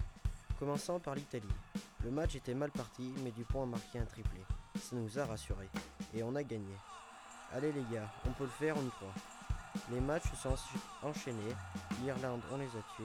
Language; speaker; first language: French; native; French